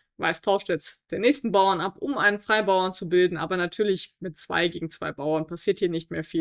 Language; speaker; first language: German; native; German